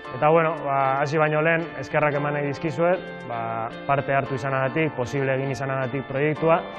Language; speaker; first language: Basque; non-native, local second language; Spanish